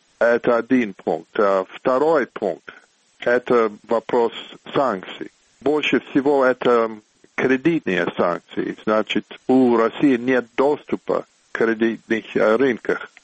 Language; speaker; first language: Russian; non-native, fluent; English